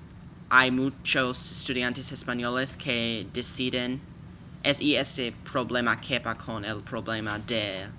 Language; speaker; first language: Spanish; non-native, fluent; English